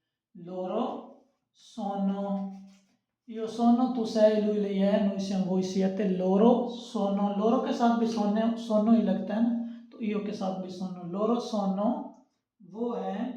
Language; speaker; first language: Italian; non-native, learner; Urdu